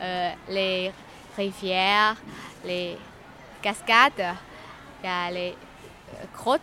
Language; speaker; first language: French; non-native, learner; Lao